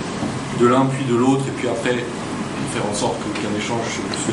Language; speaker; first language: French; native; French